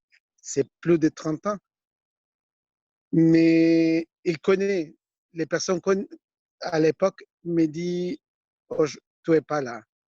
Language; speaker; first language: French; non-native, fluent; Spanish